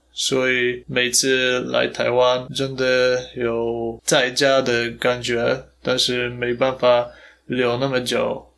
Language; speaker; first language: Chinese; non-native, fluent; Polish